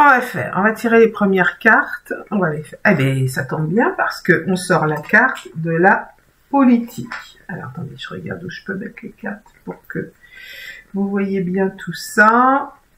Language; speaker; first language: French; native; French